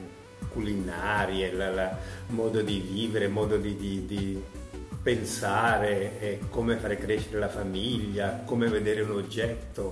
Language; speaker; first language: Italian; non-native, fluent; Urdu